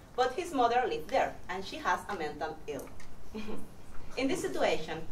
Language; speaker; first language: English; non-native, fluent; Spanish